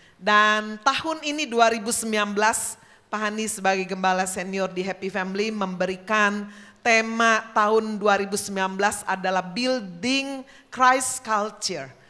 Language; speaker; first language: Indonesian; native; Indonesian